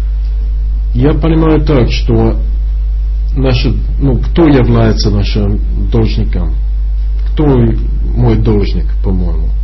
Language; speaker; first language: Russian; non-native, fluent; English